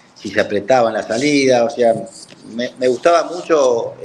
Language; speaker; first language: Spanish; native; Spanish